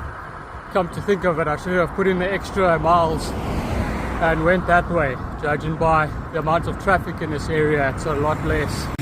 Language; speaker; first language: English; native; English